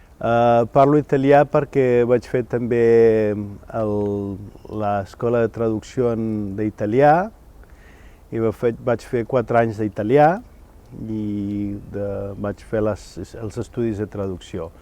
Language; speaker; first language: Catalan; non-native, fluent; Spanish